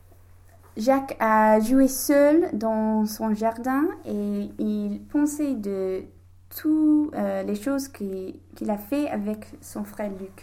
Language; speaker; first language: French; non-native, learner; English